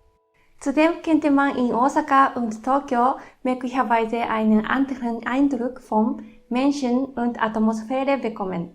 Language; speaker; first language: German; non-native, fluent; Japanese